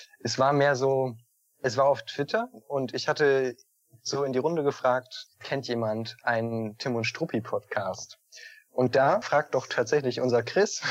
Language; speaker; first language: German; native; German